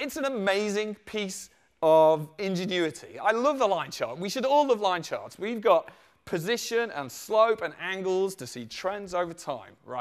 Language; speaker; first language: English; native; English